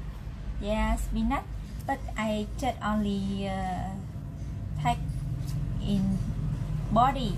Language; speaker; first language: English; non-native, learner; Vietnamese